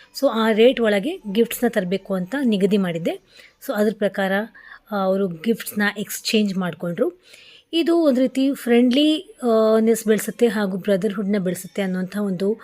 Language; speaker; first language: Kannada; non-native, local second language; Marathi